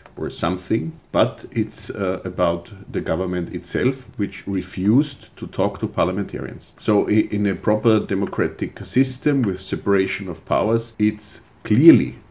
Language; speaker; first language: English; non-native, fluent; German